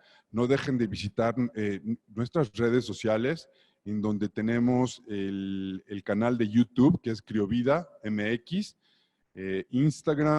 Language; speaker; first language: Spanish; native; Spanish